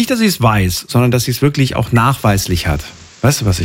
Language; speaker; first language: German; native; German